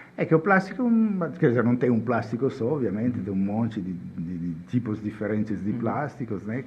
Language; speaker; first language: Portuguese; non-native, fluent; Italian